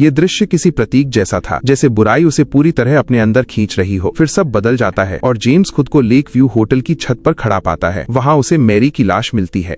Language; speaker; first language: Hindi; native; Hindi